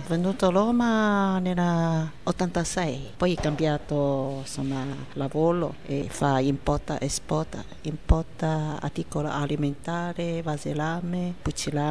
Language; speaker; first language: Italian; non-native, learner; Chinese